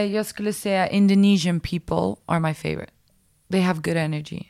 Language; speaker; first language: English; early bilingual, other home language; Swedish